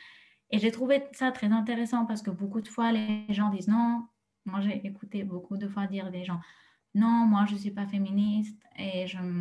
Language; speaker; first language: French; non-native, fluent; Spanish